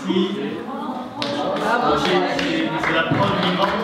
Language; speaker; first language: French; native; French